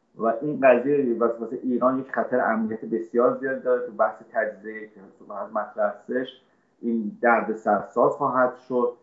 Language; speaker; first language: Persian; native; Persian